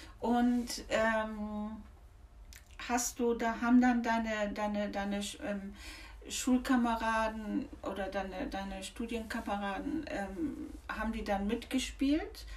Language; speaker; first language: German; native; German